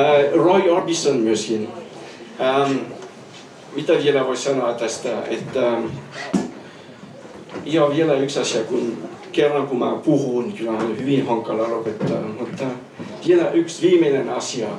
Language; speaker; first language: Finnish; non-native, fluent; French